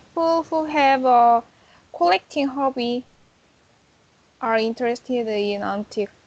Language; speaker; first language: English; non-native, learner; Korean